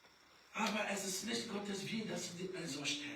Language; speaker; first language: German; non-native, learner; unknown